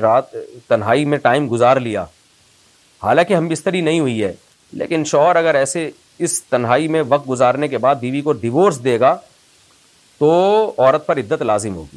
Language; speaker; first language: Urdu; native; Urdu